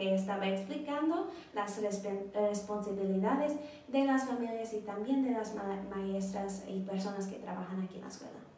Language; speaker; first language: Spanish; non-native, learner; English